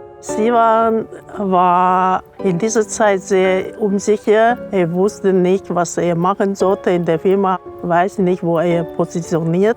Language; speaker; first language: German; non-native, learner; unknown